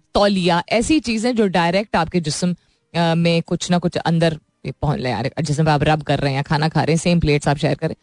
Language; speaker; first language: Urdu; native; Urdu